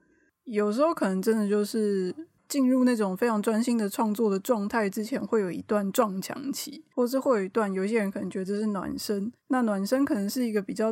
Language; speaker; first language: Chinese; native; Chinese